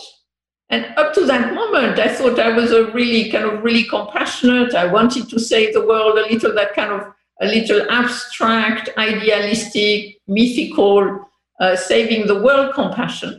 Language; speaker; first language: English; non-native, fluent; French